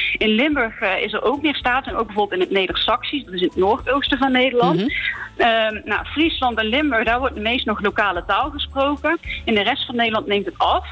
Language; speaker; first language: Dutch; native; Dutch